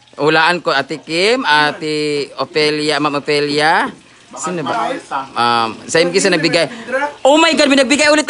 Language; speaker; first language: Filipino; non-native, local second language; Cebuano